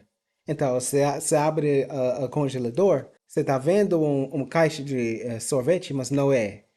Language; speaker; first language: Portuguese; non-native, fluent; English